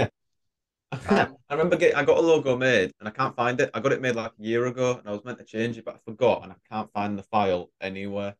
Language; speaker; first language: English; native; English